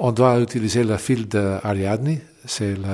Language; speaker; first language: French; non-native, learner; English